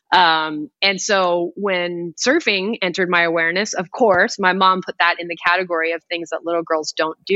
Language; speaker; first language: English; native; English